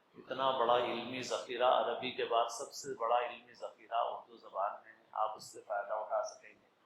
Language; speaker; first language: Urdu; native; Urdu